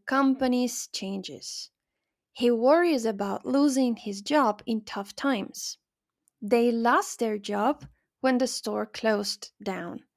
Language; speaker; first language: English; non-native, fluent; Spanish